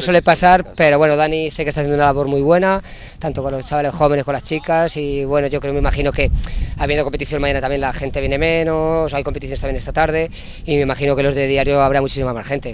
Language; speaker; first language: Spanish; native; Spanish